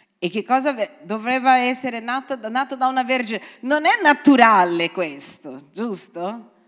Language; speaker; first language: Italian; non-native, fluent; Portuguese